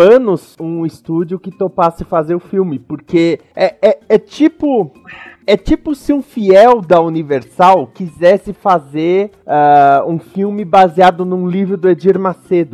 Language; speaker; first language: Portuguese; native; Portuguese